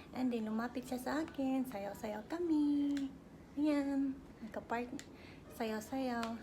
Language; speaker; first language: Filipino; non-native, local second language; Cebuano